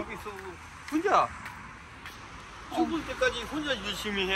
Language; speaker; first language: Korean; non-native, learner; Urdu